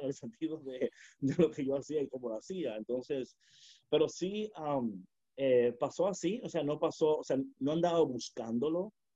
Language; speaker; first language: Spanish; early bilingual, heritage; Spanish